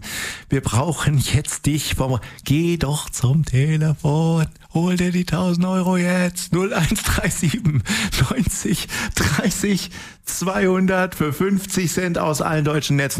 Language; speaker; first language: German; native; German